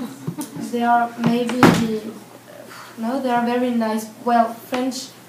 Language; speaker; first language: English; non-native, learner; French